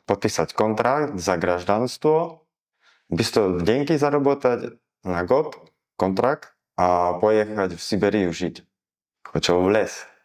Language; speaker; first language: Russian; non-native, learner; Slovak